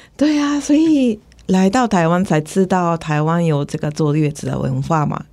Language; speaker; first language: Chinese; non-native, fluent; Japanese